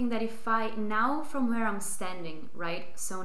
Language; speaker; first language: English; non-native, fluent; Portuguese